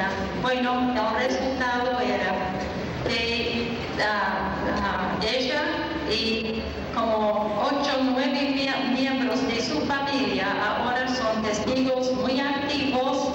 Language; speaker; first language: Spanish; non-native, fluent; English